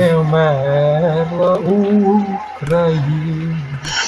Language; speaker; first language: Russian; native; Russian